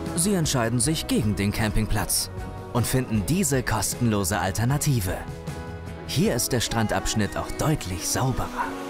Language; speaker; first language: German; native; German